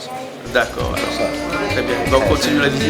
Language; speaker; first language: French; native; French